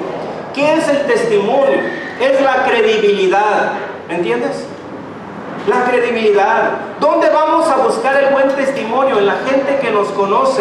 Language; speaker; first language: Spanish; native; Spanish